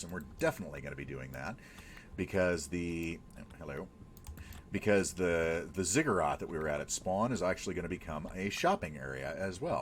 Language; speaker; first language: English; native; English